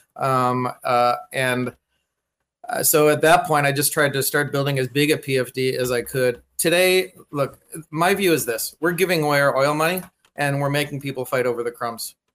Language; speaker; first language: English; native; English